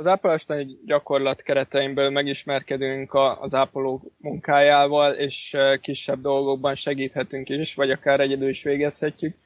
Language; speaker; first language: Hungarian; native; Hungarian